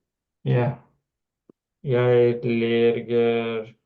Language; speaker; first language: Norwegian; non-native, learner; Lithuanian